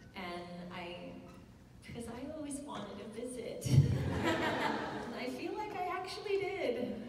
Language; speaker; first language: English; native; English